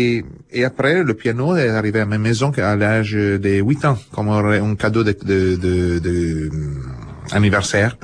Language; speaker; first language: French; non-native, fluent; Italian